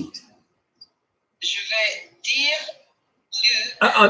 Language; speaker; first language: French; non-native, learner; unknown